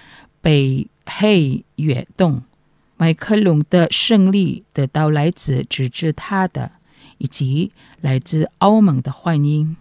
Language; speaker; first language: Chinese; non-native, fluent; Indonesian